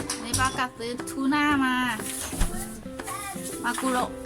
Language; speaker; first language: Thai; native; Thai